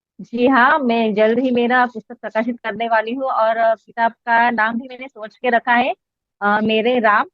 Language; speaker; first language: Hindi; non-native, local second language; Marathi